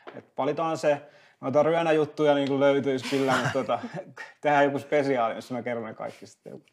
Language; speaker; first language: Finnish; native; Finnish